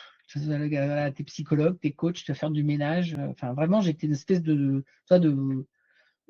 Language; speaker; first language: French; native; French